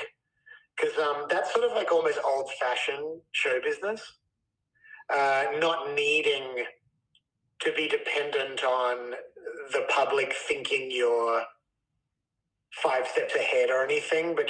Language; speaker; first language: English; native; English